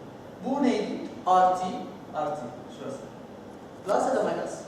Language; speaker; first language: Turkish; non-native, learner; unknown